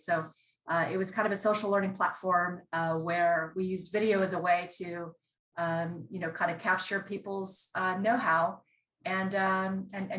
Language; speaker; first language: English; native; English